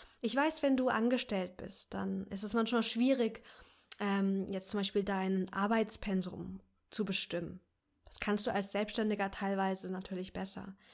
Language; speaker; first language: German; native; German